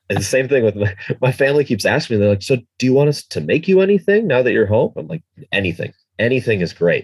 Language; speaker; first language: English; native; English